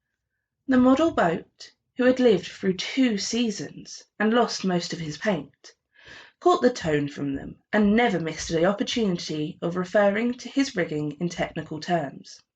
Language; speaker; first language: English; native; English